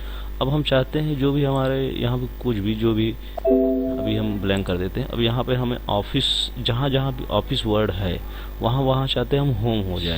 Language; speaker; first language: Hindi; native; Hindi